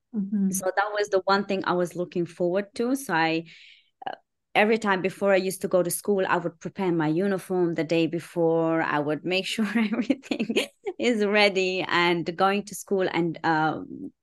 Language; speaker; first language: English; early bilingual, other home language; Persian